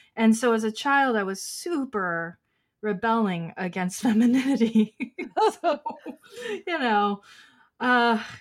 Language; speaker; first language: English; early bilingual, other home language; Chinese